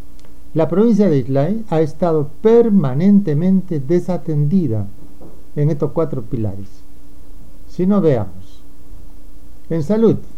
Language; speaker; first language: Spanish; native; Spanish